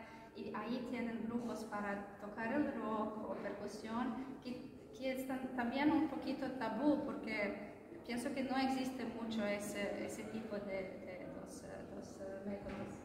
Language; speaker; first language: Spanish; non-native, fluent; Croatian